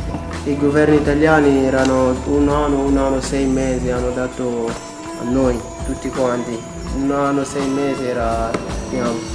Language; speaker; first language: Italian; non-native, learner; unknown